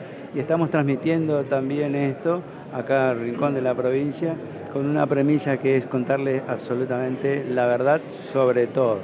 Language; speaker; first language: Spanish; native; Spanish